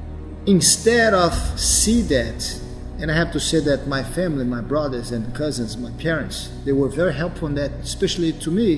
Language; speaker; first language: English; non-native, fluent; Portuguese